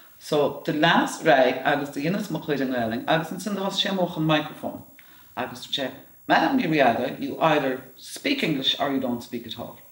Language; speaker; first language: Irish; native; Irish